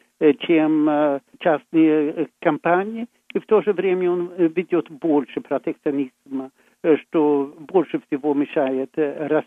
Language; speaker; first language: Russian; non-native, fluent; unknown